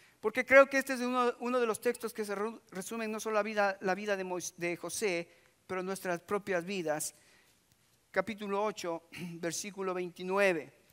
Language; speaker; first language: Spanish; native; Spanish